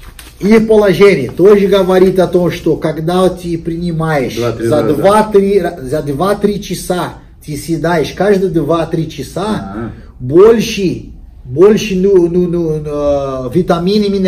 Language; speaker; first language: Russian; non-native, learner; Portuguese